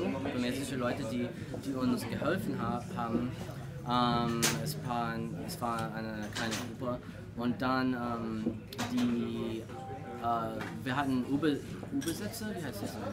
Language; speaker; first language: German; non-native, learner; English